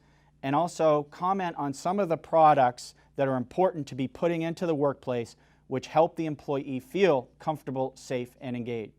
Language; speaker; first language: English; native; English